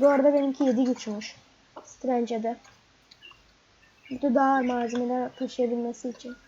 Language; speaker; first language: Turkish; native; Turkish